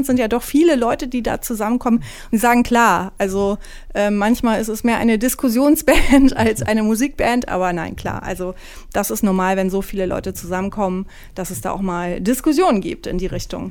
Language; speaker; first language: German; native; German